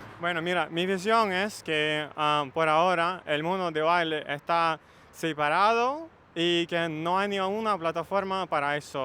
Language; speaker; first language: Spanish; non-native, fluent; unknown